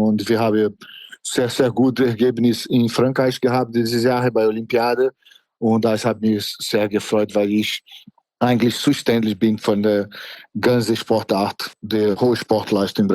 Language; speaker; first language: German; non-native, fluent; Portuguese